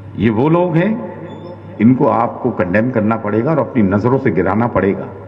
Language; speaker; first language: Urdu; native; Urdu